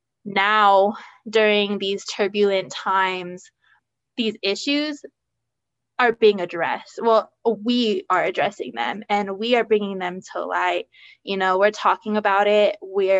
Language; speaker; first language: English; native; English